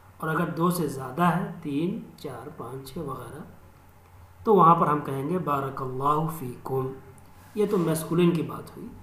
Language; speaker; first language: Urdu; native; Urdu